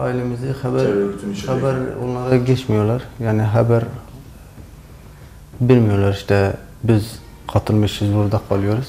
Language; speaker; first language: Turkish; non-native, learner; Kurdish